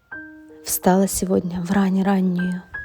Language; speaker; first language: Russian; native; Russian